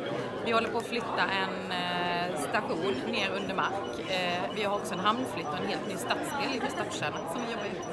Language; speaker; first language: Swedish; native; Swedish